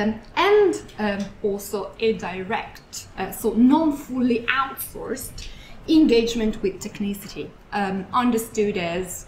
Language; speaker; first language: English; non-native, fluent; Italian